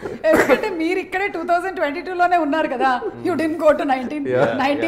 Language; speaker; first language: Telugu; native; Telugu